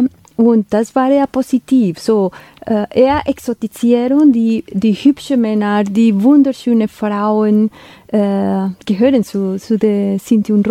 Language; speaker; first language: German; non-native, fluent; Spanish